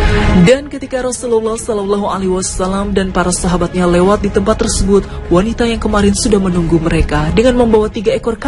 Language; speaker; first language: Indonesian; native; Indonesian